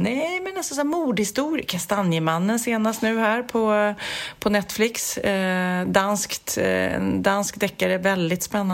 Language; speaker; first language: Swedish; native; Swedish